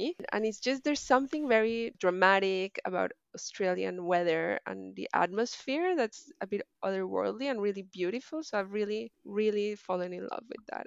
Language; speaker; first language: English; non-native, fluent; Spanish